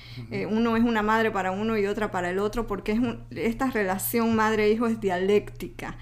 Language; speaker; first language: Spanish; native; Spanish